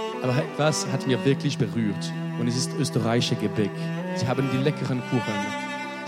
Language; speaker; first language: German; non-native, learner; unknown